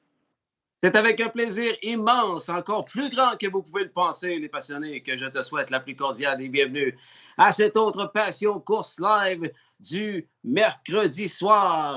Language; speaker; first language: French; native; French